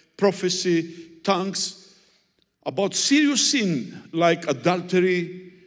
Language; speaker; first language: English; non-native, fluent; Greek